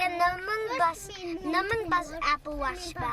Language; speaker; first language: Mongolian; early bilingual, heritage; Mongolian